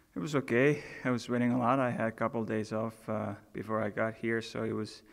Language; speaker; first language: English; non-native, fluent; Finnish